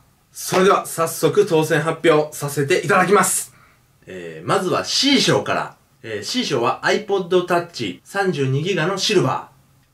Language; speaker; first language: Japanese; native; Japanese